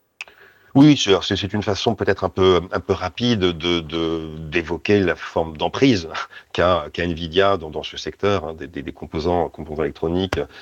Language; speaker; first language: French; native; French